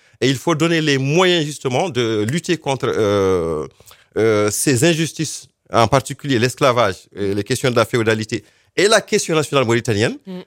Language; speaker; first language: French; non-native, local second language; Fula